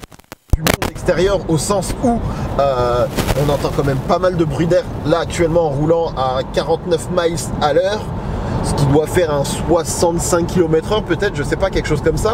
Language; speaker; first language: French; native; French